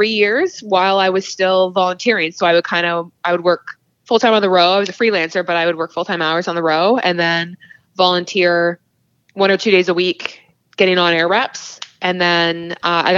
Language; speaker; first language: English; native; English